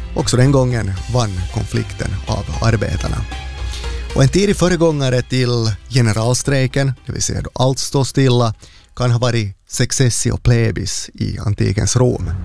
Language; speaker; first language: Swedish; native; Swedish